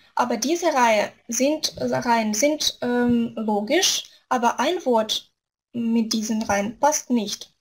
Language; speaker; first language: German; non-native, fluent; Russian